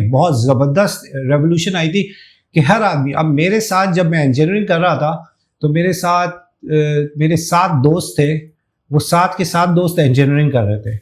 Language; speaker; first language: Urdu; native; Urdu